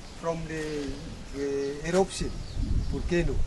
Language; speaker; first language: English; non-native, learner; Indonesian